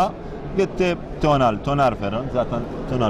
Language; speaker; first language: Turkish; non-native, learner; Arabic